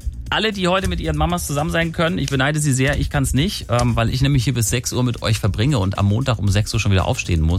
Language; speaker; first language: German; native; German